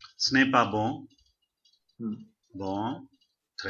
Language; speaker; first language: French; non-native, fluent; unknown